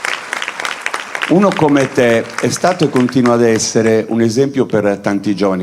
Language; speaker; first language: Italian; native; Italian